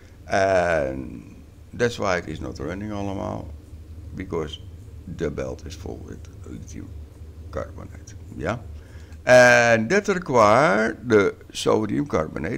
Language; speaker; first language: English; non-native, learner; Dutch